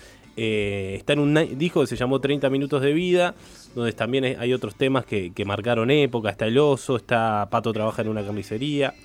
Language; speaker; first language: Spanish; native; Spanish